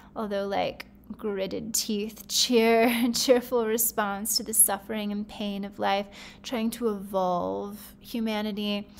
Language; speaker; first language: English; native; English